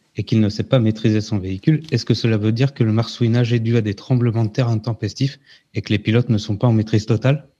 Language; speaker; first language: French; native; French